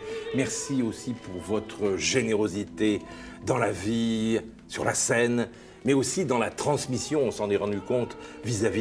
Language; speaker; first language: French; native; French